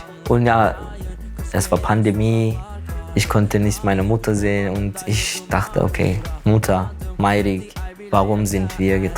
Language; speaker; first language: German; non-native, learner; Turkish